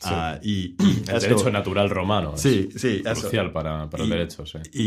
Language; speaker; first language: Spanish; native; Spanish